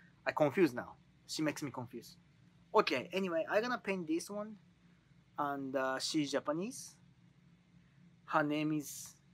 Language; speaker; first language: English; non-native, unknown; Japanese